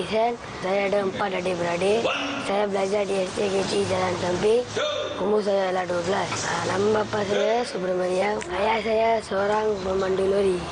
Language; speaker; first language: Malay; non-native, local second language; Tamil